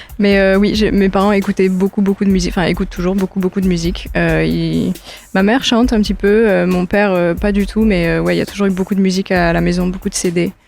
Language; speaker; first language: French; early bilingual, other home language; English